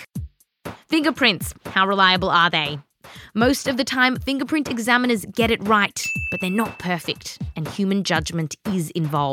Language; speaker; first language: English; native; English